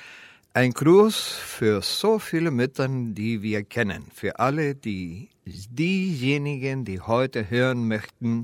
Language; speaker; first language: German; early bilingual, heritage; Spanish